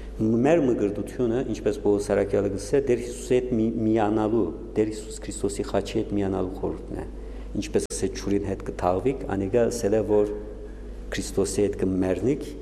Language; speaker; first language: Armenian; native; Armenian